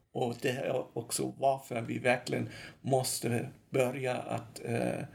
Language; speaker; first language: Swedish; non-native, fluent; German